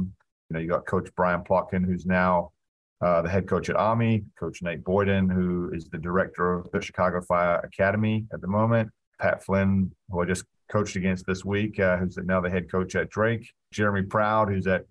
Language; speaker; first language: English; native; English